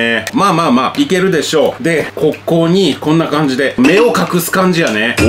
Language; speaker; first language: Japanese; native; Japanese